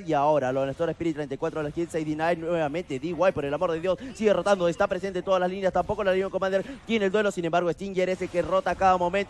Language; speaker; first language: Spanish; native; Spanish